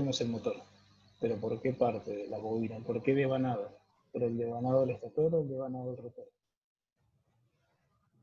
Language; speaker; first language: Spanish; native; Spanish